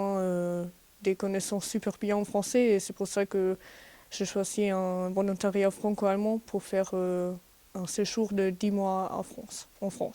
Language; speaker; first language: French; non-native, fluent; German